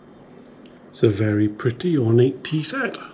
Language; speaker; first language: English; native; English